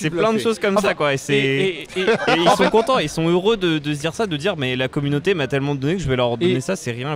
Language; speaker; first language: French; native; French